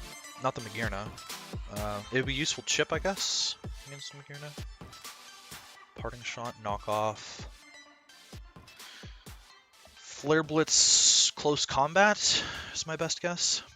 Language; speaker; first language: English; native; English